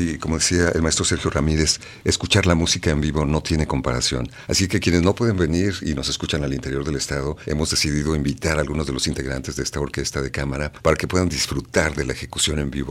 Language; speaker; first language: Spanish; native; Spanish